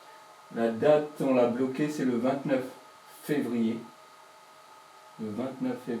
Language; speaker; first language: French; native; French